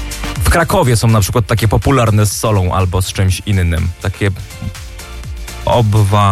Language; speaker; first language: Polish; native; Polish